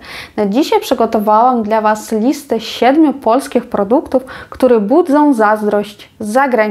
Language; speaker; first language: Polish; non-native, fluent; Ukrainian